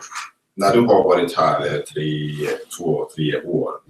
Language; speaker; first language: Swedish; non-native, fluent; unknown